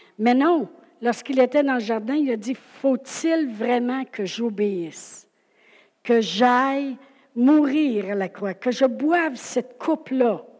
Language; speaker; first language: French; native; French